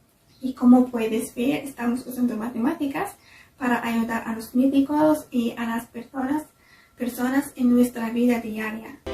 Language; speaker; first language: Spanish; non-native, fluent; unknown